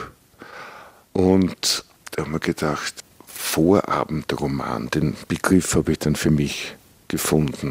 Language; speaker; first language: German; native; German